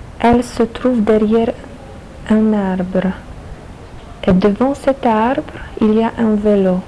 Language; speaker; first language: French; non-native, learner; Polish